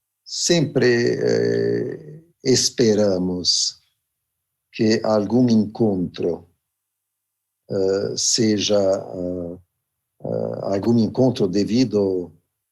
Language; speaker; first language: Portuguese; non-native, fluent; Italian